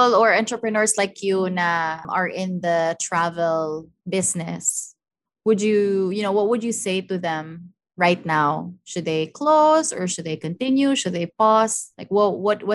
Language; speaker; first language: English; non-native, local second language; Cebuano